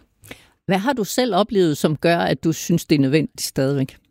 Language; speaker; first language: Danish; native; Danish